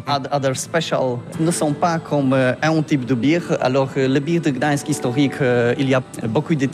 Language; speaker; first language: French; non-native, learner; Polish